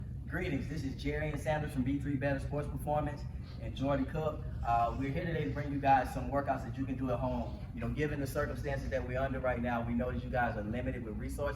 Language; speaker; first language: English; native; English